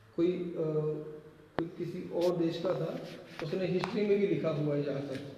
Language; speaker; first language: Hindi; non-native, local second language; Punjabi